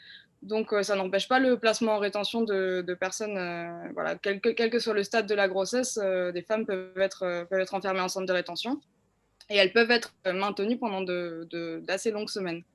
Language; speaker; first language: French; native; French